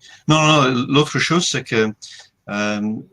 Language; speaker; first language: French; non-native, fluent; English